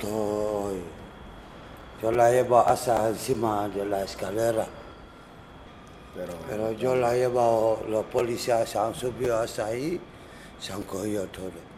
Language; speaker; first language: Spanish; non-native, learner; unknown